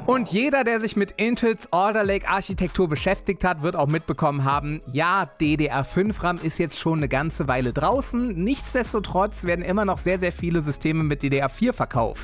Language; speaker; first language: German; native; German